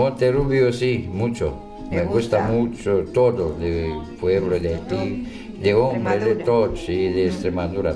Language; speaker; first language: Spanish; non-native, learner; Romanian